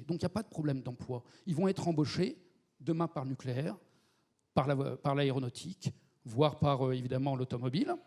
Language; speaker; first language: French; native; French